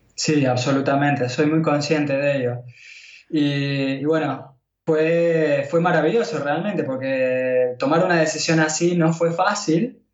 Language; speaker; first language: Spanish; native; Spanish